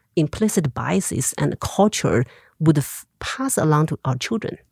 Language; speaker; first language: English; non-native, fluent; Chinese